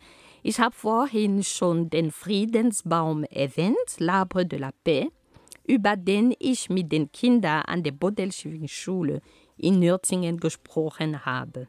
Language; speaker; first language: German; non-native, fluent; Ghomala